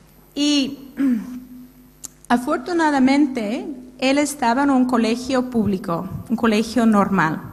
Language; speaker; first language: Spanish; non-native, fluent; English